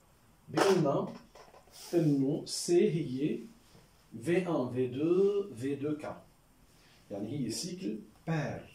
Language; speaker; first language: French; non-native, local second language; Arabic